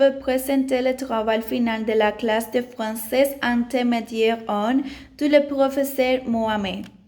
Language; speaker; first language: French; non-native, learner; Spanish